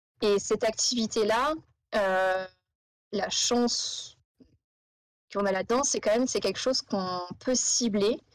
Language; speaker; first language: French; native; French